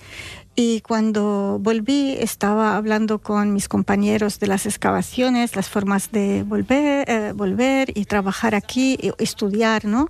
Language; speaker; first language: Spanish; non-native, fluent; Arabic